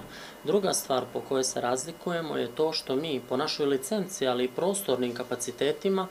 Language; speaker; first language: Serbian; native; Serbian